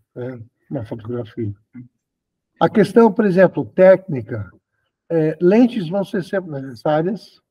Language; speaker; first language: Portuguese; early bilingual, other home language; Spanish